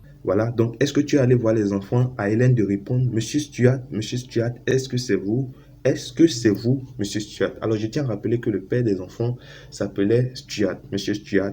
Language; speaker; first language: French; native; French